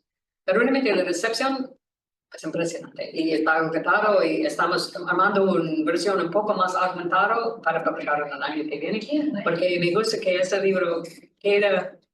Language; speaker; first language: Spanish; non-native, learner; English